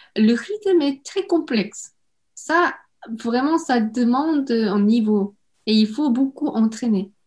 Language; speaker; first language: French; non-native, fluent; Korean